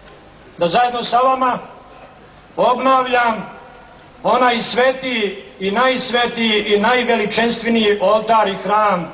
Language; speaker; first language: Serbian; native; Serbian